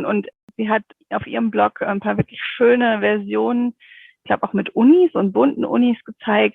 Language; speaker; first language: German; native; German